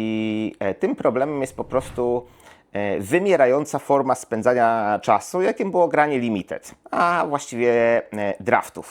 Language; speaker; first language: Polish; native; Polish